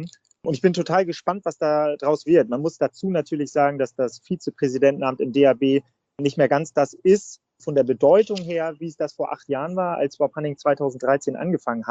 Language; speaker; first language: German; native; German